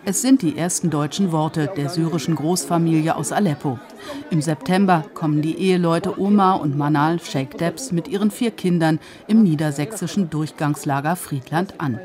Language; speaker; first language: German; native; German